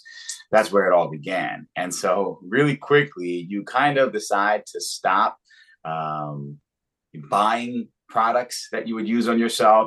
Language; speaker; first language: English; native; English